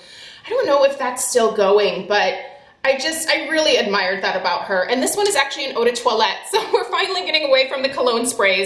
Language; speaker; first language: English; native; English